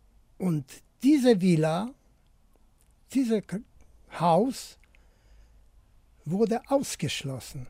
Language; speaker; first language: German; non-native, fluent; Polish